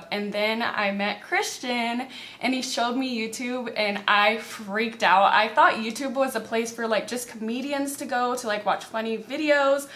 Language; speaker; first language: English; native; English